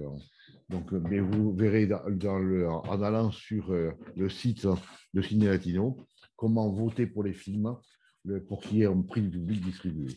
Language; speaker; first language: French; native; French